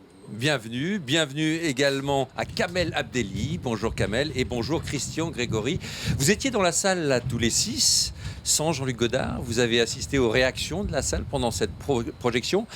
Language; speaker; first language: French; native; French